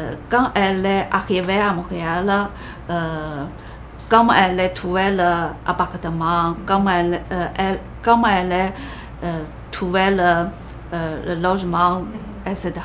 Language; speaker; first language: French; non-native, learner; Chinese